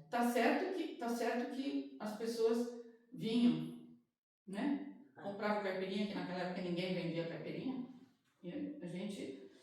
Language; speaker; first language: Portuguese; native; Portuguese